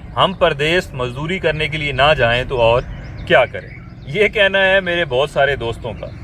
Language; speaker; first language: Urdu; non-native, local second language; Punjabi